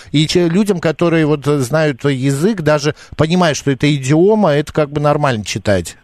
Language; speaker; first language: Russian; native; Russian